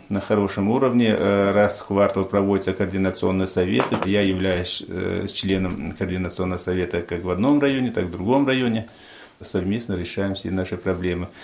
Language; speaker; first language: Russian; non-native, local second language; Tajik